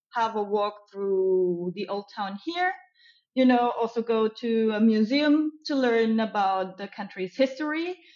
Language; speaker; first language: English; non-native, fluent; German